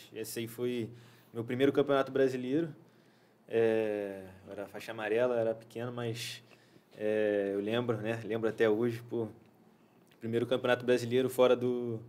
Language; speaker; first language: Portuguese; native; Portuguese